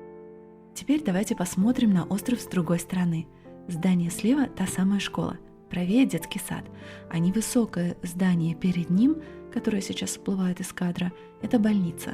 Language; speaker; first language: Russian; native; Russian